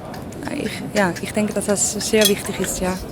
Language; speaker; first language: German; non-native, learner; Dutch